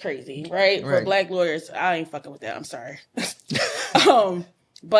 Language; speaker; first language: English; native; English